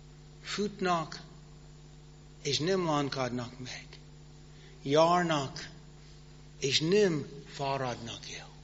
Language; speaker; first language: Hungarian; non-native, fluent; English